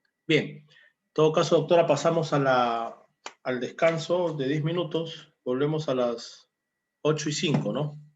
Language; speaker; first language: Spanish; native; Spanish